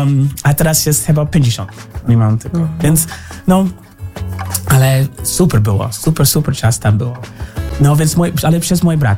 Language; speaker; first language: Polish; early bilingual, heritage; English